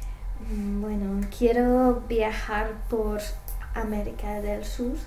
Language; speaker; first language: Spanish; non-native, learner; English